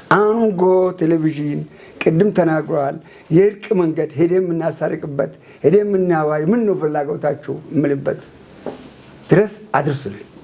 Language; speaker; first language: Amharic; non-native, local second language; Oromo